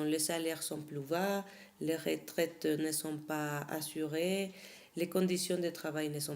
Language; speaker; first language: French; non-native, fluent; Spanish